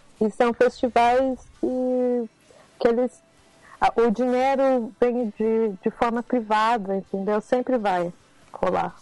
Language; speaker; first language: Portuguese; native; Portuguese